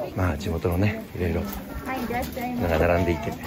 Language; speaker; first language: Japanese; native; Japanese